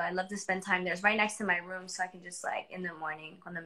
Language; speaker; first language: English; early bilingual, other home language; Spanish